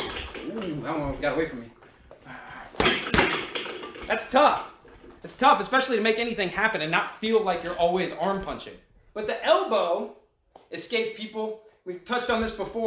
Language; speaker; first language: English; native; English